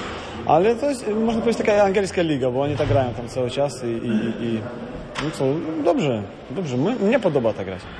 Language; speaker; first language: Polish; non-native, fluent; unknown